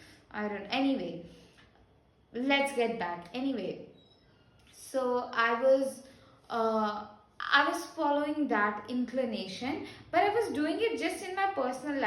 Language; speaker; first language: English; non-native, local second language; Hindi